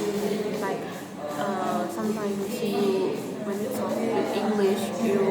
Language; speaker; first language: English; non-native, learner; Indonesian